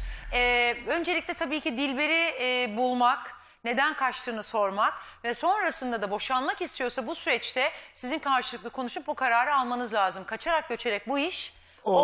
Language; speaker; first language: Turkish; native; Turkish